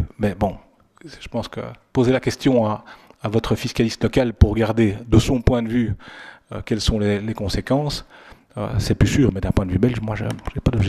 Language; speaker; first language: French; native; French